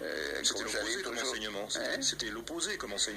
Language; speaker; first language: French; native; French